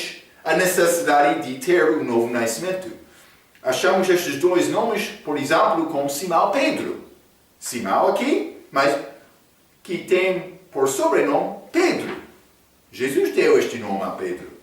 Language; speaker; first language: Portuguese; non-native, fluent; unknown